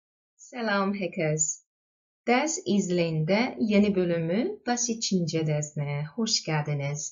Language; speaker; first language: Turkish; non-native, fluent; Chinese